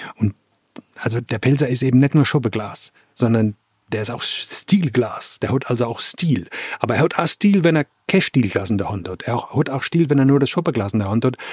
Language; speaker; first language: German; native; German